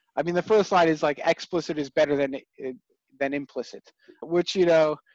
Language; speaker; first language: English; native; English